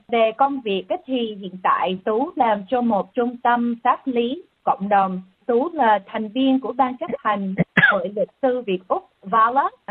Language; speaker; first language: Vietnamese; early bilingual, heritage; Vietnamese